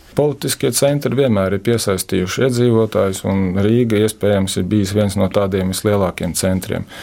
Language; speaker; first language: Latvian; native; Latvian